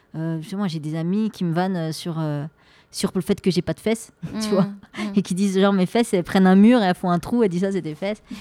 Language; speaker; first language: French; native; French